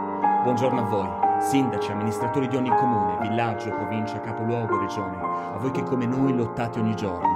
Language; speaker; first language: Italian; native; Italian